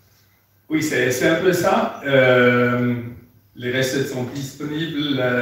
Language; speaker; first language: French; non-native, fluent; German